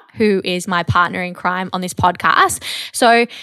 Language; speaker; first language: English; native; English